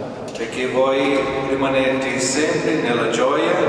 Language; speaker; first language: Italian; non-native, fluent; Portuguese